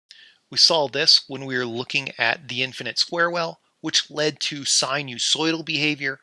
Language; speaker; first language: English; native; English